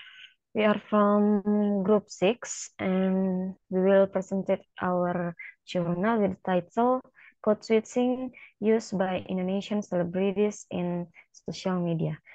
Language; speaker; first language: English; non-native, learner; Indonesian